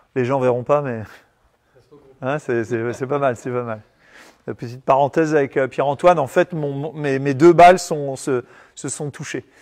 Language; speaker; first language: French; native; French